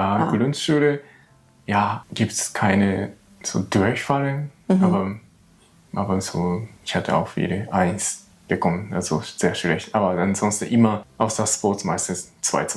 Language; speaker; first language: German; non-native, learner; Japanese